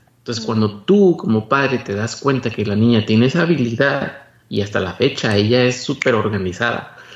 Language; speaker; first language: Spanish; native; Spanish